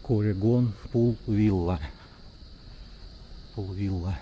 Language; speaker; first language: English; non-native, learner; Russian